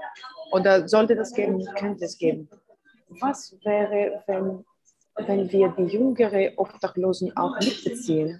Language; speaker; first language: German; non-native, fluent; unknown